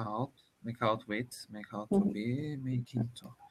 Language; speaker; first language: English; non-native, learner; Turkish